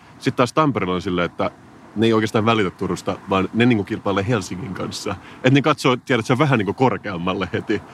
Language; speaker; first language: Finnish; native; Finnish